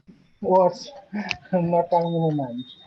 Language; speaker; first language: English; non-native, learner; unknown